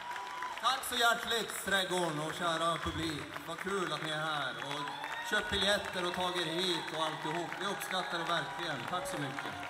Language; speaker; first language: Swedish; native; Swedish